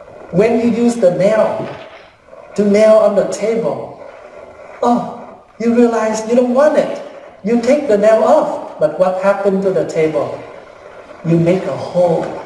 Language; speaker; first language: English; early bilingual, other home language; Vietnamese